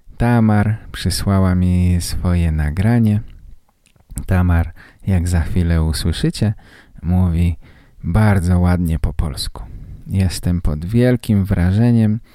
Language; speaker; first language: Polish; native; Polish